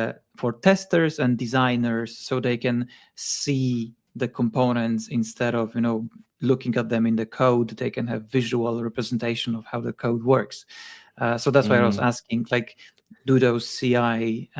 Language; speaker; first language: English; non-native, fluent; Polish